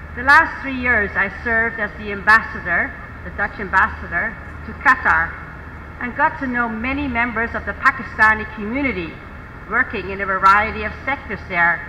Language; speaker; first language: English; non-native, fluent; Dutch